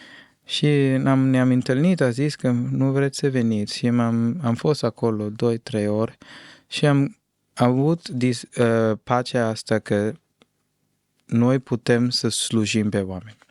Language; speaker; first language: Romanian; non-native, fluent; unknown